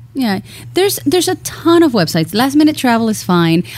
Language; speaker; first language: English; early bilingual, other home language; Spanish